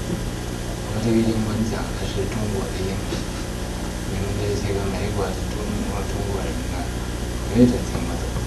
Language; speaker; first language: Chinese; native; Chinese